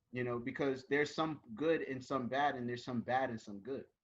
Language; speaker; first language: English; native; English